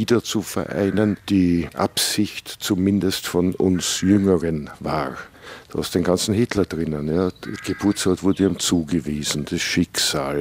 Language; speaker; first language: German; native; German